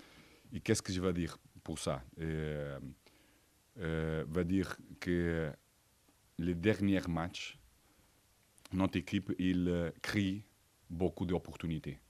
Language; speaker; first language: French; non-native, fluent; Portuguese